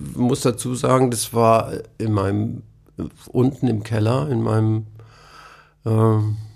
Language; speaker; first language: German; native; German